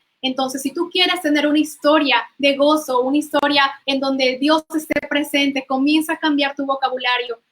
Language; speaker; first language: Spanish; native; Spanish